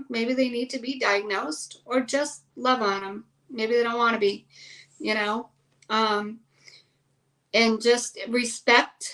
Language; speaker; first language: English; native; English